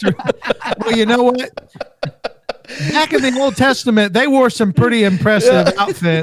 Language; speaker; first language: English; native; English